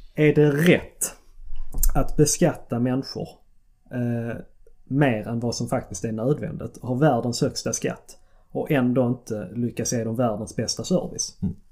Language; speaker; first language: Swedish; native; Swedish